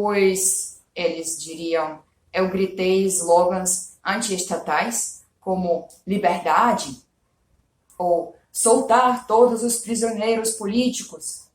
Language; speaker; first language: Portuguese; non-native, fluent; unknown